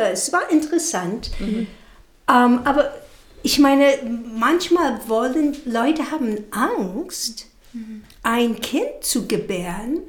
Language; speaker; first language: German; non-native, fluent; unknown